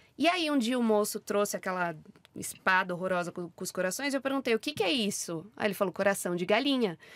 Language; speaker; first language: Portuguese; native; Portuguese